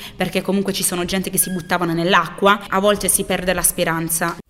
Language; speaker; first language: Italian; early bilingual, other home language; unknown